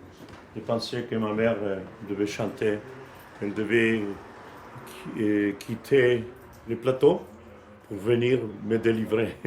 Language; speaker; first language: French; non-native, fluent; Spanish